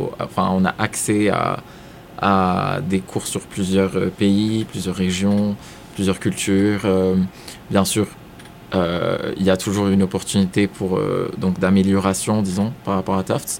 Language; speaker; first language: French; non-native, local second language; Arabic